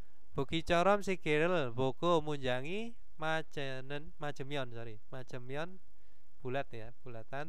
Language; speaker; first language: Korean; non-native, fluent; Indonesian